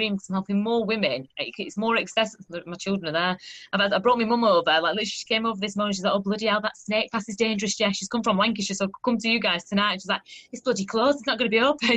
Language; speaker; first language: English; native; English